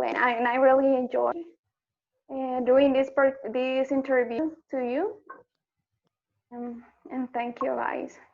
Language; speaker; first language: English; non-native, learner; Spanish